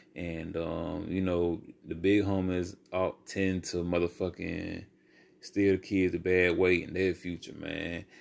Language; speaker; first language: English; native; English